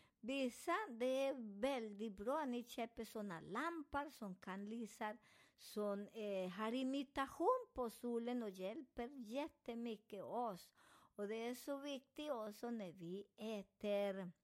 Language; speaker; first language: Swedish; non-native, fluent; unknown